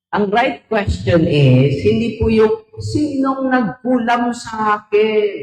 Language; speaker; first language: Filipino; non-native, local second language; Hiligaynon